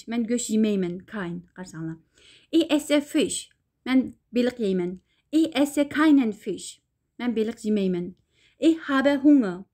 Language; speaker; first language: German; non-native, fluent; Uyghur